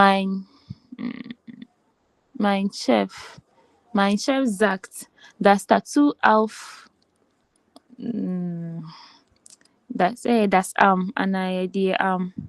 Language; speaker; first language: German; non-native, learner; Filipino